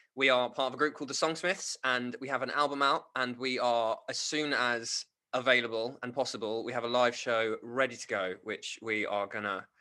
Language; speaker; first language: English; native; English